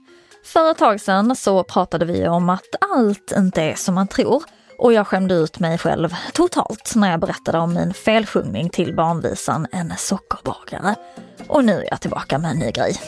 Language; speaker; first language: Swedish; native; Swedish